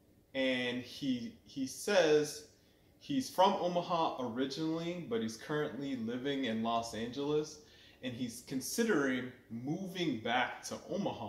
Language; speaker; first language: English; native; English